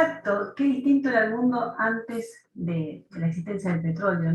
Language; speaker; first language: Spanish; native; Spanish